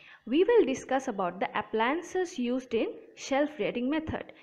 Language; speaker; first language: English; non-native, local second language; Bangla